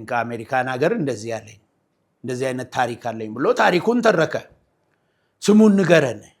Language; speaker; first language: Amharic; non-native, local second language; Oromo